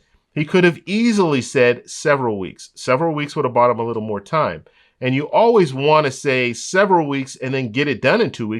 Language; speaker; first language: English; native; English